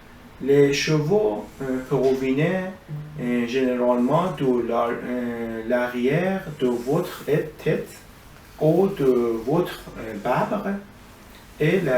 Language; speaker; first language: French; non-native, learner; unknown